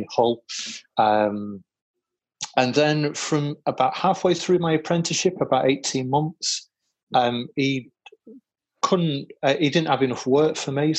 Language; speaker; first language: English; native; English